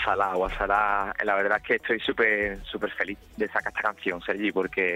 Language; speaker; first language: Spanish; native; Spanish